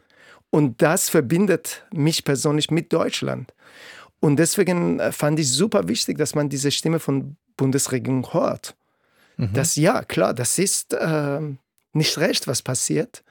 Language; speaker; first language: German; non-native, fluent; Persian